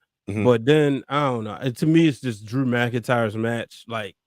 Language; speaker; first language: English; native; English